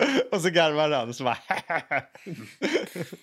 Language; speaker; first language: Swedish; native; Swedish